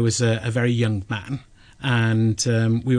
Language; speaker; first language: English; native; English